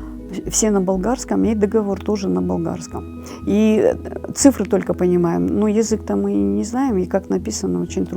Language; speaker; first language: Russian; non-native, local second language; Kyrgyz